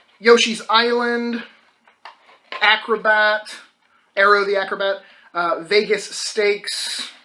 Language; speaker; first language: English; native; English